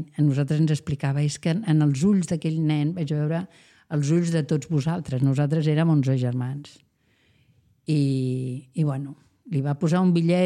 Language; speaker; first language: Catalan; non-native, local second language; Spanish